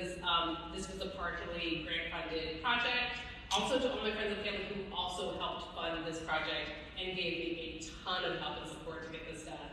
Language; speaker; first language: English; native; English